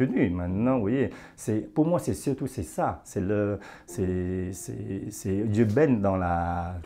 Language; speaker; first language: French; non-native, fluent; Chinese